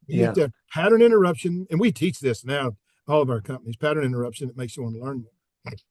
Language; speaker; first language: English; native; English